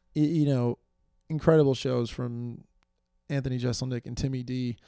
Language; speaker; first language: English; native; English